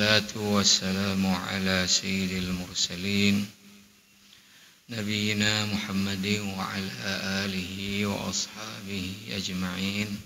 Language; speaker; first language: Arabic; non-native, fluent; Achinese